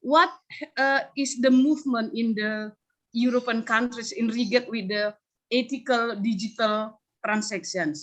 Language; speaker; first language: English; non-native, learner; Indonesian